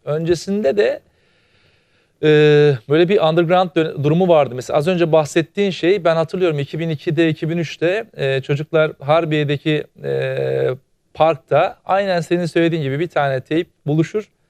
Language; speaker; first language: Turkish; native; Turkish